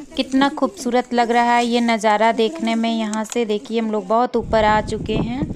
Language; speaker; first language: Hindi; native; Hindi